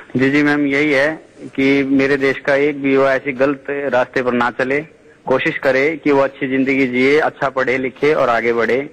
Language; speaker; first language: Hindi; native; Hindi